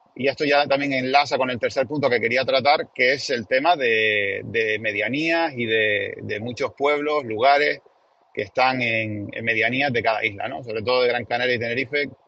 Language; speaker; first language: Spanish; native; Spanish